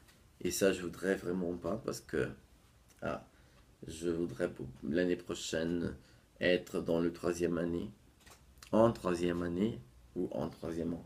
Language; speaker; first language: French; non-native, fluent; Portuguese